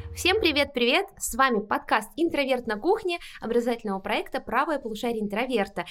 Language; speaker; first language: Russian; native; Russian